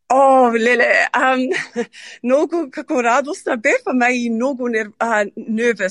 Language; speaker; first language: Macedonian; early bilingual, heritage; Macedonian